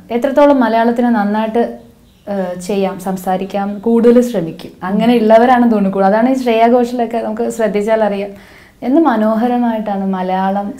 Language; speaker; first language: Malayalam; non-native, local second language; Hindi